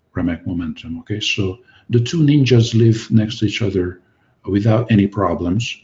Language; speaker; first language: English; non-native, fluent; Hungarian